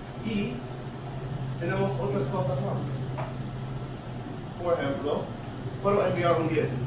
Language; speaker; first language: Spanish; non-native, learner; English